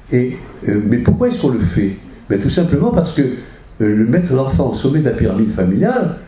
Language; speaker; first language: French; early bilingual, other home language; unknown